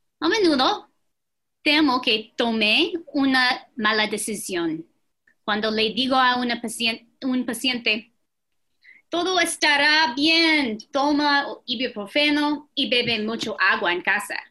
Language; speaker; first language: Spanish; non-native, fluent; English